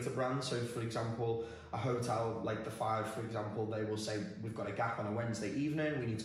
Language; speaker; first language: English; native; English